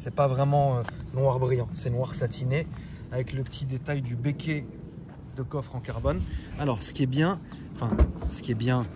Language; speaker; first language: French; native; French